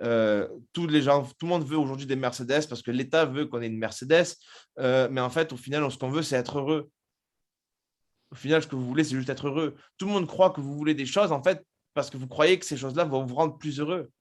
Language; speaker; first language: French; native; French